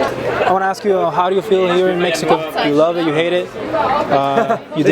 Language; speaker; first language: English; non-native, learner; Spanish